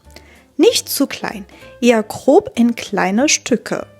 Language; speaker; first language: German; non-native, fluent; Persian